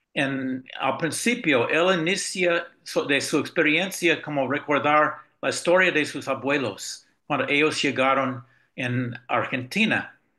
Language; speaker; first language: Spanish; non-native, fluent; English